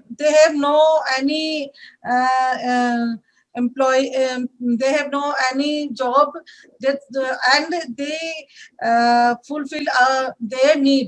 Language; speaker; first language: English; non-native, learner; Hindi